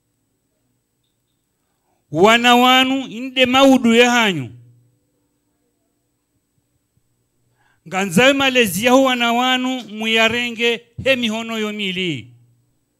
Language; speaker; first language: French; non-native, local second language; Ngazidja Comorian